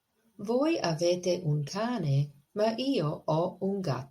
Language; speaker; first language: Italian; non-native, fluent; English